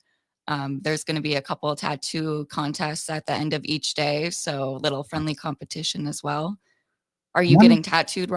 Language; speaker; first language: English; native; English